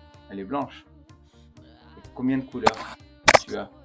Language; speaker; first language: French; native; French